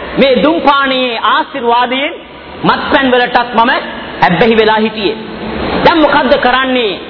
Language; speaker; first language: Sinhala; non-native, local second language; Tamil